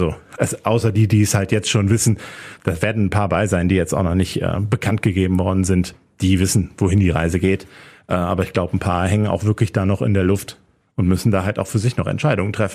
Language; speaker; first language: German; native; German